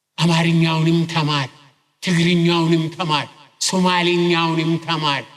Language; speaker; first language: Amharic; non-native, local second language; Oromo